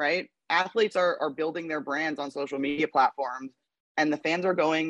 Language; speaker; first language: English; native; English